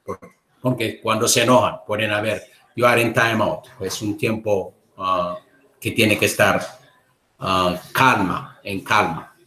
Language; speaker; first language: Spanish; non-native, learner; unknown